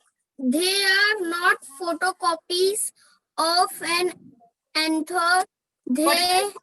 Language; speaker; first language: English; non-native, learner; Hindi